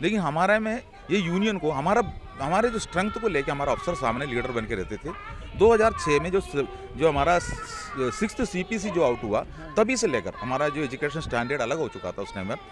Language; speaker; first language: Hindi; non-native, local second language; Malayalam